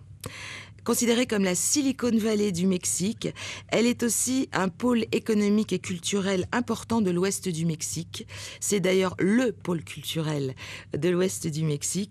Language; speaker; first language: French; native; French